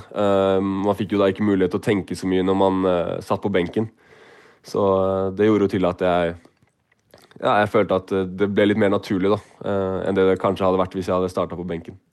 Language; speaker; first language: Norwegian; native; Norwegian